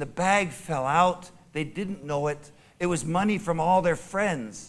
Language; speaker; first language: English; native; English